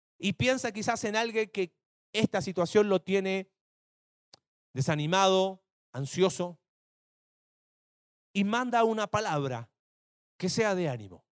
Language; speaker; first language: Spanish; native; Spanish